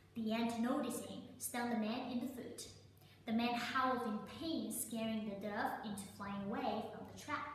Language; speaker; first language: English; non-native, fluent; Chinese